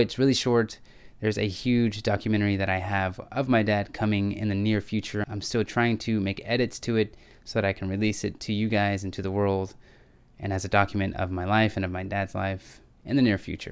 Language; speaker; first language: English; native; English